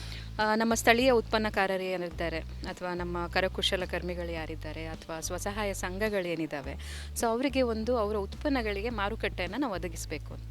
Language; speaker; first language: Kannada; native; Kannada